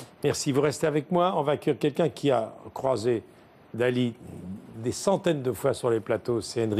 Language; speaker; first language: French; native; French